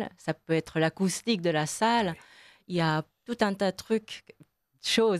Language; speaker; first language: French; non-native, fluent; Korean